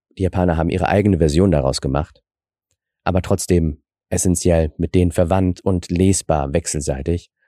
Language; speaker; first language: German; early bilingual, other home language; Russian